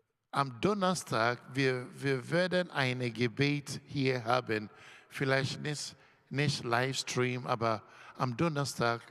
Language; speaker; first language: German; non-native, learner; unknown